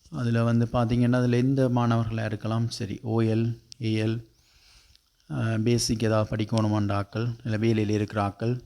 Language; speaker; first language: Tamil; native; Tamil